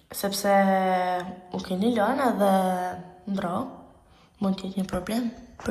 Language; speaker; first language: Albanian; early bilingual, heritage; Albanian